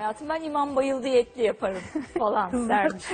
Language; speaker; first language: Turkish; non-native, learner; English